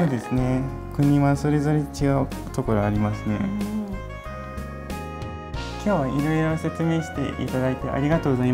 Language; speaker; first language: Japanese; non-native, fluent; English